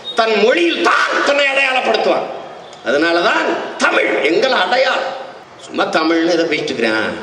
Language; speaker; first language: Tamil; native; Tamil